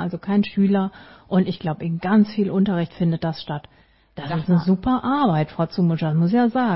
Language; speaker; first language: German; native; German